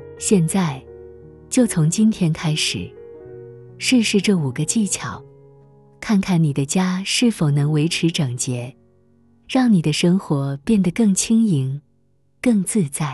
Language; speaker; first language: Chinese; native; Chinese